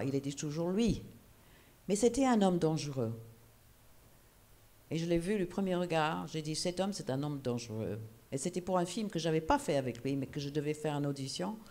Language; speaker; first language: French; non-native, fluent; English